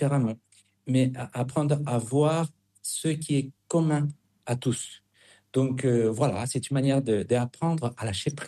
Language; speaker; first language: French; non-native, fluent; Spanish